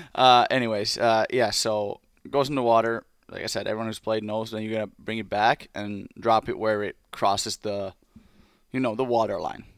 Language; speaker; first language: English; non-native, fluent; Finnish